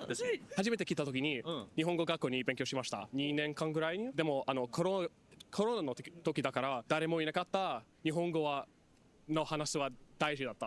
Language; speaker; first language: Japanese; non-native, fluent; English